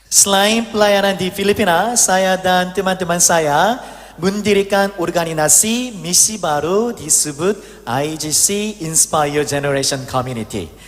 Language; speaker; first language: Indonesian; non-native, learner; Korean